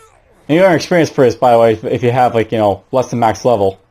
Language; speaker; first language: English; native; English